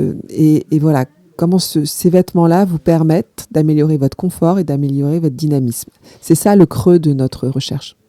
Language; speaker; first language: French; native; French